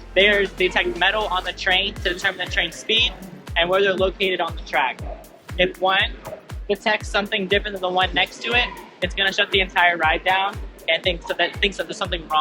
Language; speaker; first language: English; native; English